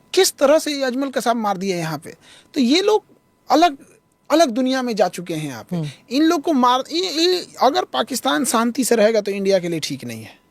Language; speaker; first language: Hindi; native; Hindi